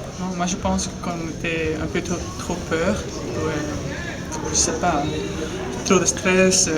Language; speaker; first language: French; non-native, local second language; Dutch